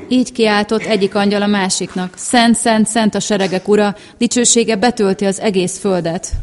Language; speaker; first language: Hungarian; native; Hungarian